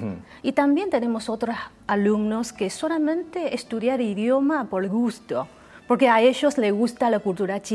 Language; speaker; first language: Spanish; non-native, fluent; Chinese